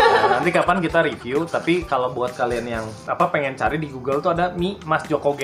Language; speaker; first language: Indonesian; native; Indonesian